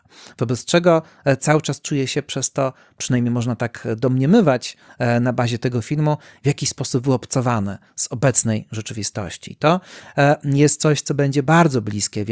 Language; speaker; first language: Polish; native; Polish